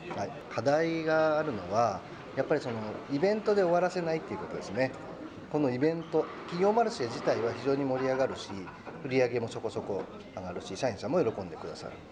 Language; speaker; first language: Japanese; native; Japanese